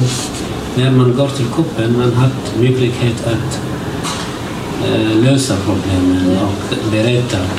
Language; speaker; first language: Swedish; non-native, learner; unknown